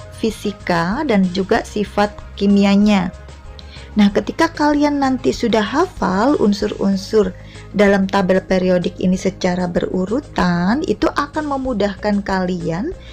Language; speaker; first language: Indonesian; non-native, local second language; Javanese